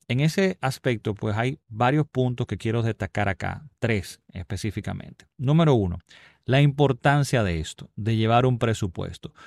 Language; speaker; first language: Spanish; native; Spanish